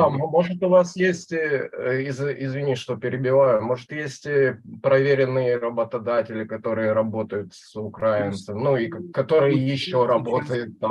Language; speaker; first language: Russian; non-native, local second language; Ukrainian